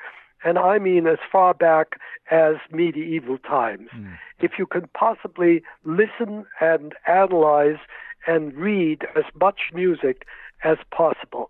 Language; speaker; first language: English; native; English